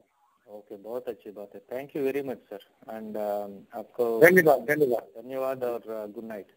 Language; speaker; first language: Hindi; non-native, local second language; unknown